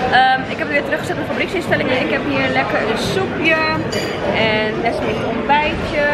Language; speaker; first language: Dutch; native; Dutch